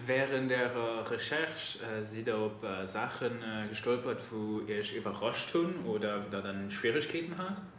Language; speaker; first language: German; non-native, local second language; Luxembourgish